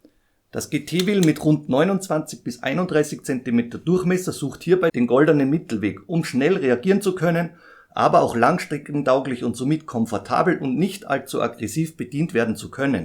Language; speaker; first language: German; native; German